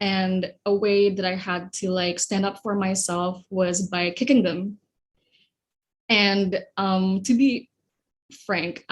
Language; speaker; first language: English; non-native, fluent; Indonesian